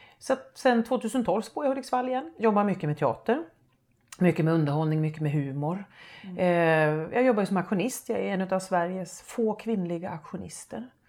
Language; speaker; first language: Swedish; native; Swedish